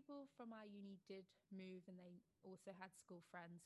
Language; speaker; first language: English; native; English